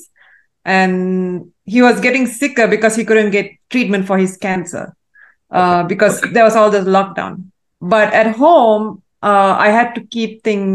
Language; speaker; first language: English; non-native, local second language; Tamil